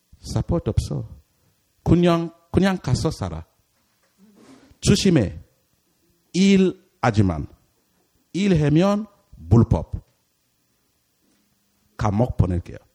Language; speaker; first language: Korean; non-native, learner; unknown